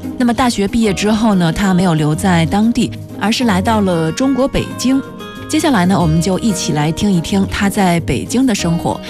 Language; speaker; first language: Chinese; native; Chinese